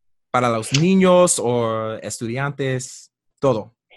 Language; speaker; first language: Spanish; non-native, learner; English